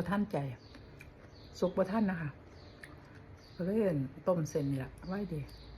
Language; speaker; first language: Thai; native; Thai